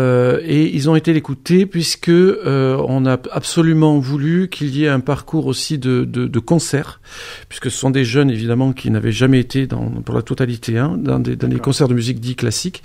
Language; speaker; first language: French; native; French